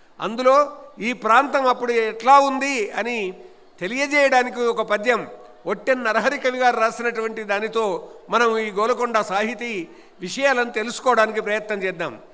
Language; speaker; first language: Telugu; native; Telugu